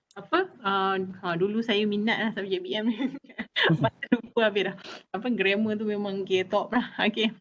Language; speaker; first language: Malay; native; Malay